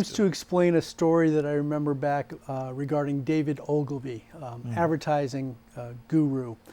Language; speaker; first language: English; native; English